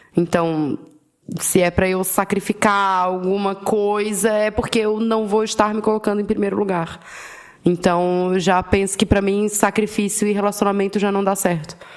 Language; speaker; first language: Portuguese; native; Portuguese